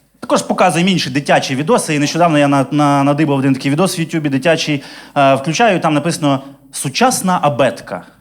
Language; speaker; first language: Ukrainian; native; Ukrainian